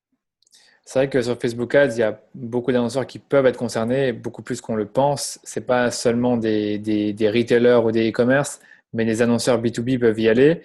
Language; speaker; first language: French; native; French